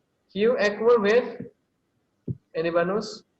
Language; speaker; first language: English; non-native, learner; Indonesian